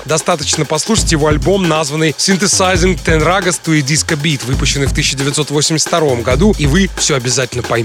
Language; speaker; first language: Russian; native; Russian